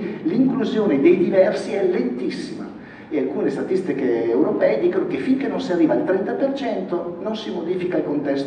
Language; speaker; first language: Italian; native; Italian